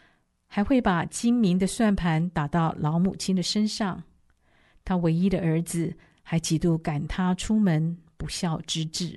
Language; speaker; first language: Chinese; native; Chinese